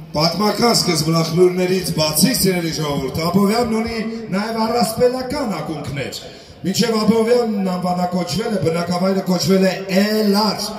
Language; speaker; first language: Armenian; native; Armenian